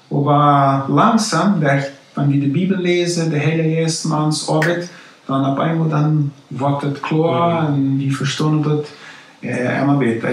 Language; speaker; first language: German; non-native, local second language; Plautdietsch